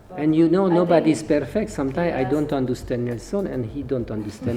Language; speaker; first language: English; non-native, learner; Hungarian